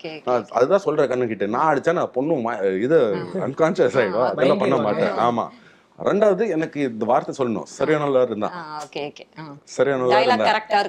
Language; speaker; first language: Tamil; non-native, local second language; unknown